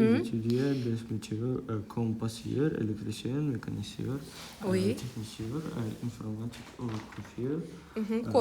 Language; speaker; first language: French; non-native, learner; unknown